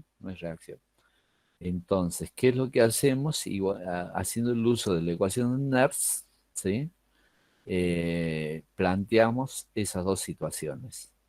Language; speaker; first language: Spanish; native; Spanish